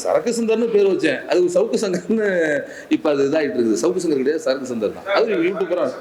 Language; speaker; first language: Tamil; native; Tamil